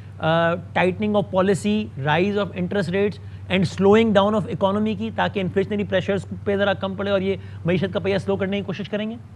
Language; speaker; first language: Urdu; native; Urdu